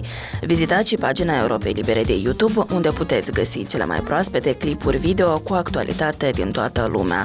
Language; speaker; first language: Romanian; native; Romanian